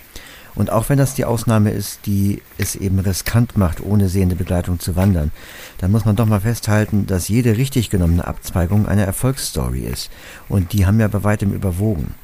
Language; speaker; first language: German; native; German